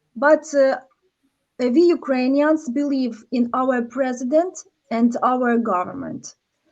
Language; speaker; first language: English; non-native, learner; Ukrainian